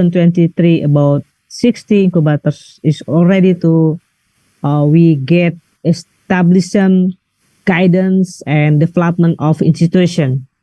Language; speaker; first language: English; non-native, learner; Indonesian